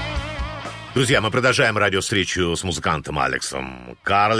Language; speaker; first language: Russian; native; Russian